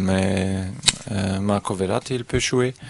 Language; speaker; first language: French; non-native, fluent; German